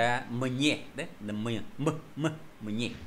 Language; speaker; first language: Russian; non-native, fluent; Vietnamese